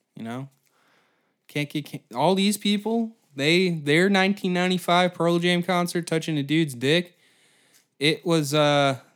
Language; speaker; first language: English; native; English